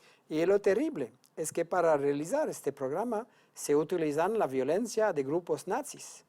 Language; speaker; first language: Spanish; non-native, fluent; French